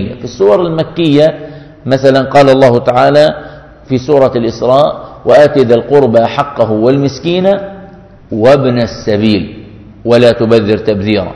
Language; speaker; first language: Arabic; native; Arabic